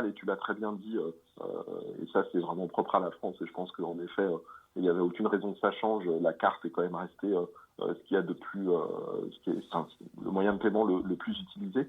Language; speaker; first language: French; native; French